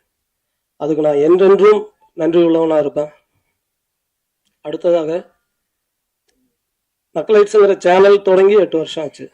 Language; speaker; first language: Tamil; native; Tamil